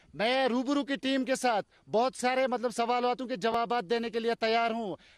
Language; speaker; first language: Hindi; non-native, local second language; Kashmiri